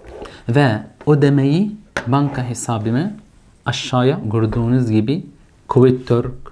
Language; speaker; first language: Turkish; non-native, fluent; Arabic